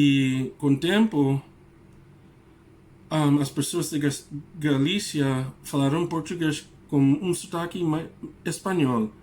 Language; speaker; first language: Portuguese; non-native, learner; English